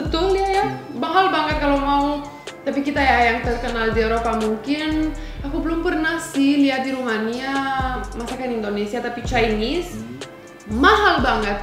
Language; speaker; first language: Indonesian; non-native, fluent; Romanian